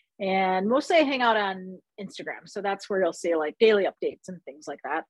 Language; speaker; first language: English; native; English